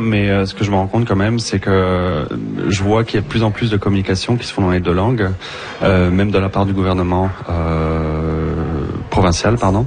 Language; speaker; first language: French; native; French